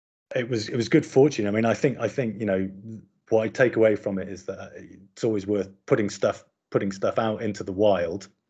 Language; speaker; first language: English; native; English